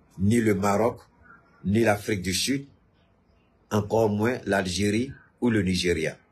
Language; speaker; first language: French; non-native, local second language; Bambara